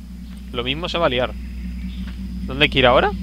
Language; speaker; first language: Spanish; native; Spanish